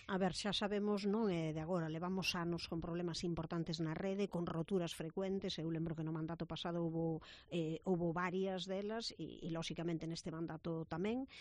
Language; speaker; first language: Galician; native; Galician